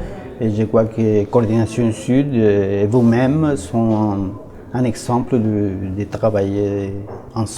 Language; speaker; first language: French; non-native, learner; Spanish